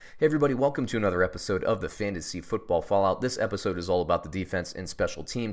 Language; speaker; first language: English; native; English